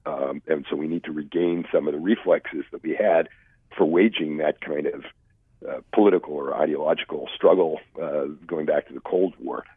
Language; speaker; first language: English; native; English